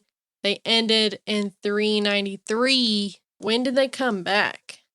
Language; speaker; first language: English; native; English